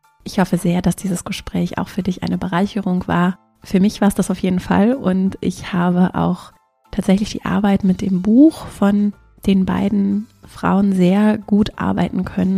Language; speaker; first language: German; native; German